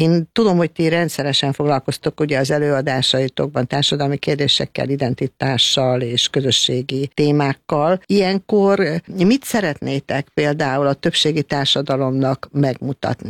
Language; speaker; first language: Hungarian; native; Hungarian